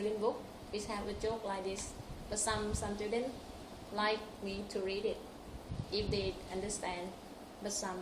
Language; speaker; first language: English; non-native, local second language; Thai